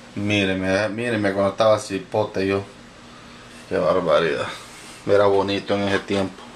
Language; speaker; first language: Spanish; native; Spanish